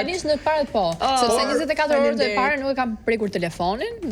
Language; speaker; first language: Albanian; native; Albanian